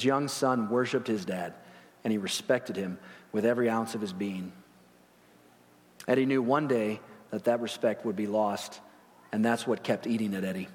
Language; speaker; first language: English; native; English